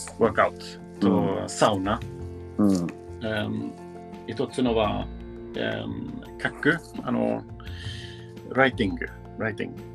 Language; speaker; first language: Japanese; non-native, learner; Swedish